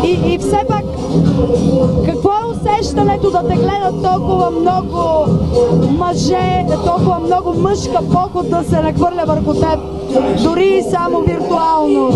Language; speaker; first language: Bulgarian; native; Bulgarian